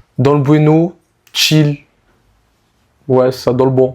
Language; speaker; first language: French; native; French